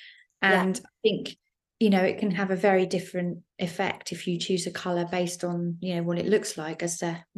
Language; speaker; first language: English; native; English